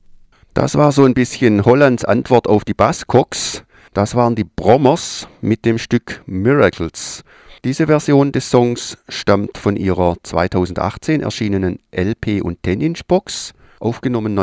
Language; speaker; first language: German; native; German